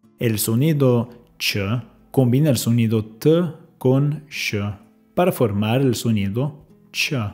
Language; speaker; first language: Spanish; non-native, fluent; English